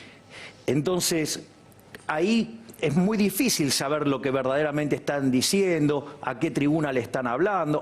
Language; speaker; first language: Spanish; native; Spanish